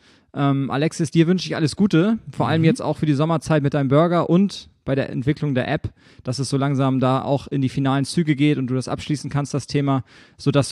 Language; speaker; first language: German; native; German